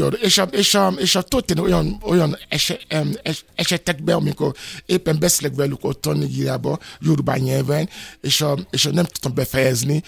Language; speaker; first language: Hungarian; non-native, fluent; Yoruba